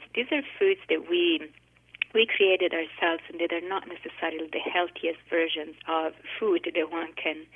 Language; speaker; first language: English; non-native, fluent; Italian